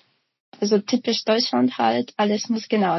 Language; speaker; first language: German; non-native, fluent; Ukrainian